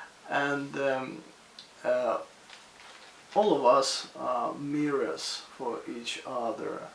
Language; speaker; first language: English; non-native, fluent; Russian